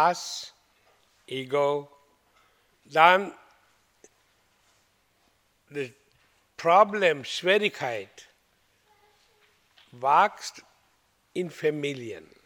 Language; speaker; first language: German; non-native, learner; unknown